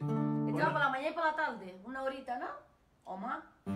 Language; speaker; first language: Spanish; native; Spanish